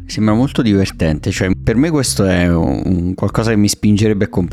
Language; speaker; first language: Italian; native; Italian